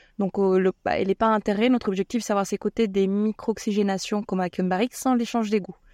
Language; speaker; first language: French; non-native, fluent; Spanish